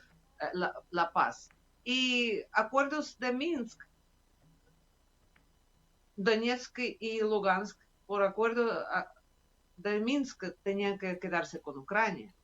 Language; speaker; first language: Spanish; non-native, fluent; Russian